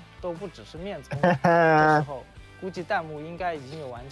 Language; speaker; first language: Chinese; native; Chinese